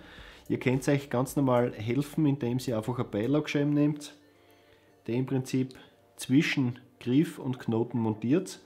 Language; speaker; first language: German; native; German